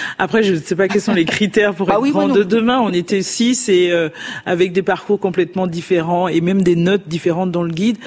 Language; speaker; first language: French; non-native, local second language; Fon